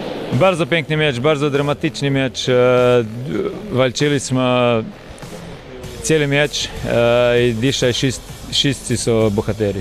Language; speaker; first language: Polish; non-native, fluent; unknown